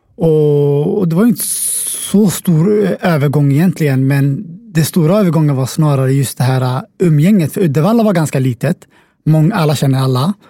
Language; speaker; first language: Swedish; early bilingual, other home language; Somali